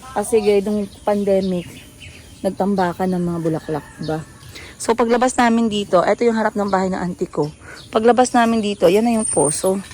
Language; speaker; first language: Filipino; non-native, local second language; Hiligaynon